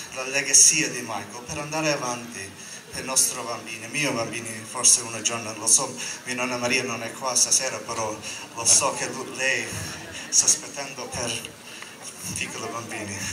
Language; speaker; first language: Italian; non-native, learner; English